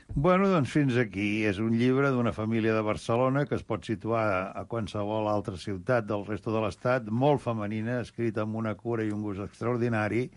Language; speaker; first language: Catalan; native; Catalan